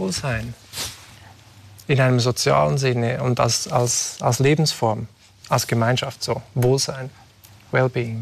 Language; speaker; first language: German; native; German